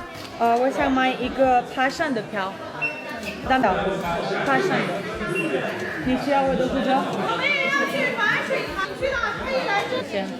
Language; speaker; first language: Chinese; non-native, learner; Romanian